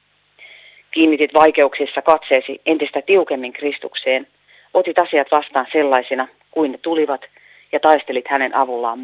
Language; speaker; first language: Finnish; native; Finnish